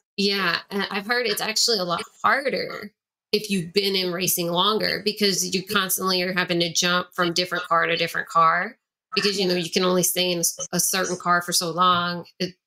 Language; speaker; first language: English; native; English